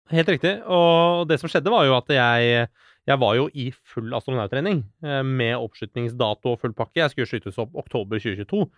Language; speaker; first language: Norwegian; early bilingual, other home language; Persian